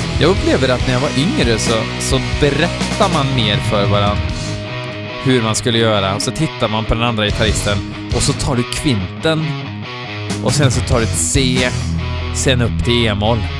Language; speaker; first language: Swedish; native; Swedish